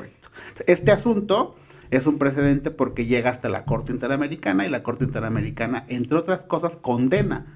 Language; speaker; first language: Spanish; native; Spanish